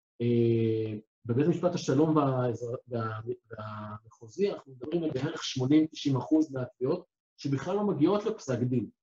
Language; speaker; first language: Hebrew; native; Hebrew